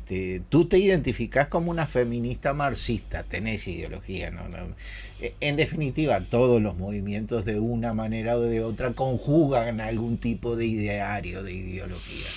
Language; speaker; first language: Spanish; native; Spanish